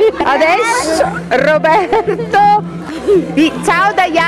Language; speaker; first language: Italian; native; Italian